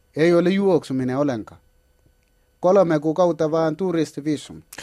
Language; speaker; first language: Finnish; non-native, learner; Kalenjin